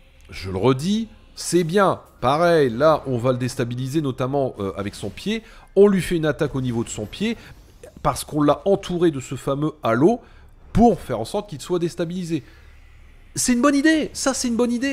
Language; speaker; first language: French; native; French